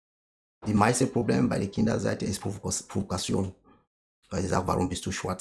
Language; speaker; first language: German; non-native, learner; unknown